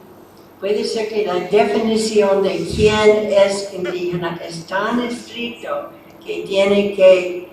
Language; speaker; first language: Spanish; non-native, fluent; English